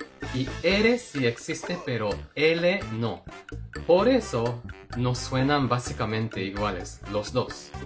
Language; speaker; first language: Spanish; non-native, fluent; Japanese